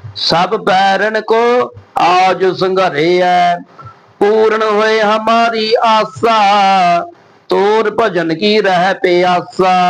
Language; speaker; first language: Hindi; non-native, local second language; Punjabi